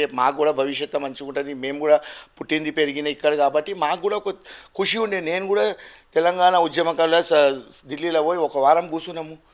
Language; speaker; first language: Telugu; non-native, local second language; Gujarati